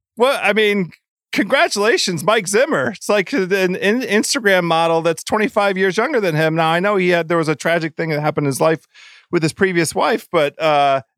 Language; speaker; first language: English; native; English